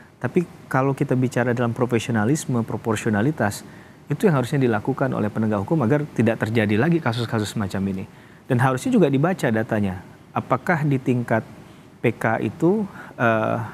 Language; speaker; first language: Indonesian; native; Indonesian